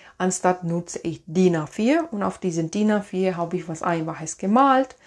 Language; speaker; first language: German; non-native, fluent; Finnish